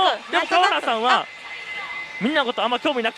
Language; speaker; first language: Japanese; native; Japanese